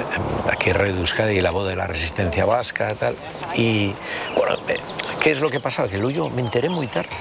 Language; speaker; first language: Spanish; native; Spanish